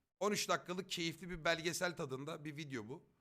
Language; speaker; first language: Turkish; native; Turkish